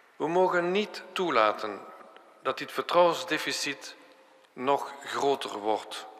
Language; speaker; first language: Dutch; non-native, local second language; French